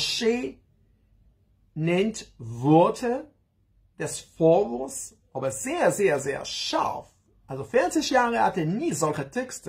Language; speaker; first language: German; non-native, learner; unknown